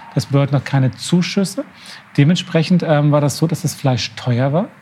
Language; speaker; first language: German; native; German